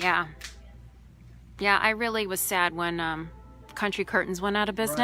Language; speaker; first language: English; native; English